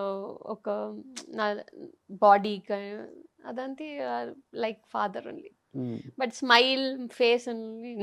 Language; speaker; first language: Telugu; non-native, local second language; Tamil